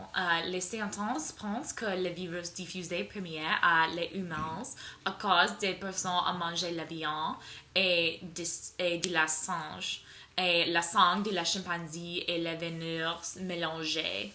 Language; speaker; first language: French; non-native, learner; English